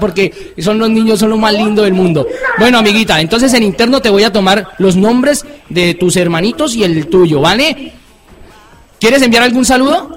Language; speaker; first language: Spanish; native; Spanish